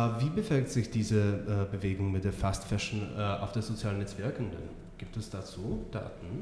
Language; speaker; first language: German; non-native, learner; Czech